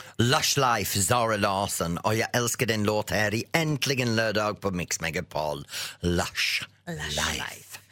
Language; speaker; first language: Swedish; non-native, fluent; English